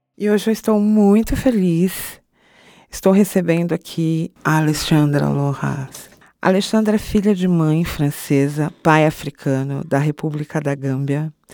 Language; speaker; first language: Portuguese; native; Portuguese